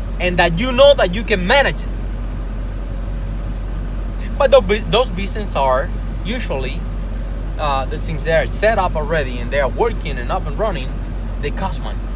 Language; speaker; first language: English; non-native, fluent; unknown